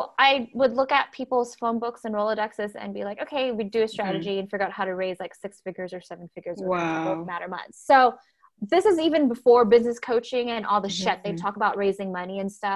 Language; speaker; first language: English; native; English